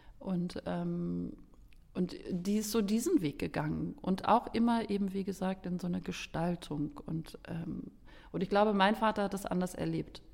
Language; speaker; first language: German; early bilingual, other home language; Lithuanian